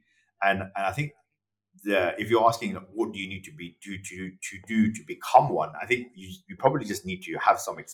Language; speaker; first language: English; native; English